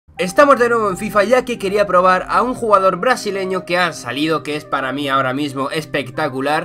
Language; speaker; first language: Spanish; native; Spanish